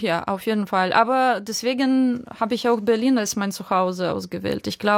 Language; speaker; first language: German; non-native, fluent; Ukrainian